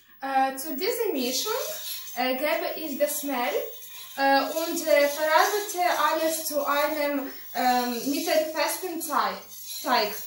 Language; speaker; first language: German; non-native, learner; Russian